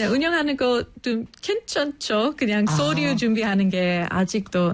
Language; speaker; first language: Korean; non-native, fluent; English